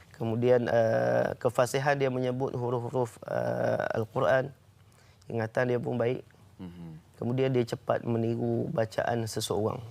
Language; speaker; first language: Malay; native; Malay